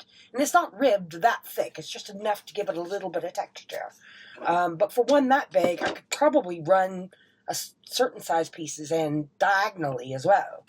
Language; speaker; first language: English; native; English